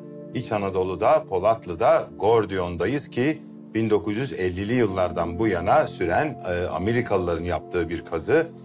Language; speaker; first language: Turkish; native; Turkish